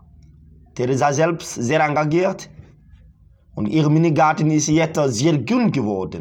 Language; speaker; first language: German; non-native, fluent; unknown